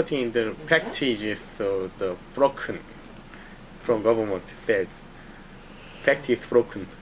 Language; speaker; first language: English; non-native, learner; Korean